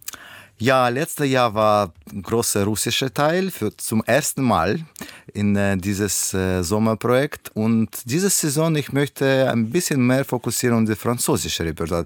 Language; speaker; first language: German; non-native, learner; Russian